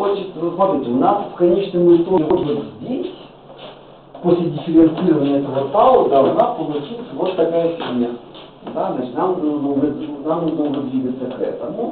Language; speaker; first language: Russian; native; Russian